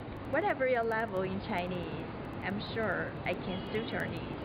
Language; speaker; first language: English; non-native, fluent; Chinese